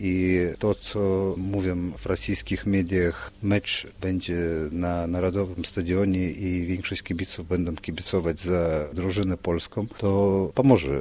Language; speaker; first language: Polish; non-native, fluent; Russian